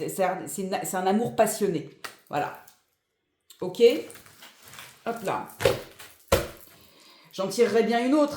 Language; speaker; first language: French; native; French